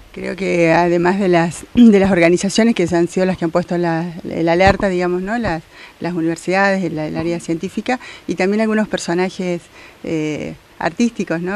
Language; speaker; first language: Spanish; native; Spanish